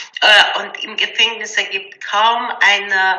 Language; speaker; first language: German; non-native, learner; Persian